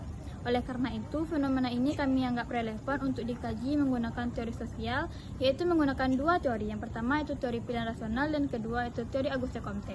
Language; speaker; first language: Indonesian; native; Indonesian